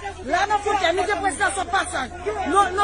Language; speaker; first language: Portuguese; non-native, learner; Haitian Creole